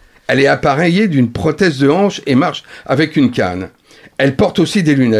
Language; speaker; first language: French; native; French